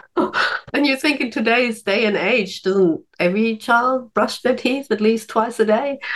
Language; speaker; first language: English; non-native, fluent; German